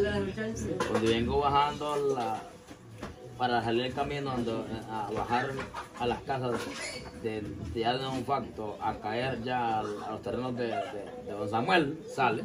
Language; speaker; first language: Spanish; native; Spanish